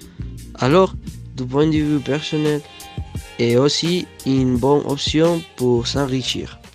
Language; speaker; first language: French; non-native, learner; Spanish